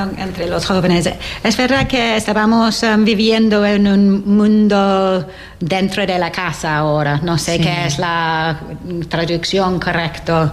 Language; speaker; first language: Spanish; non-native, learner; English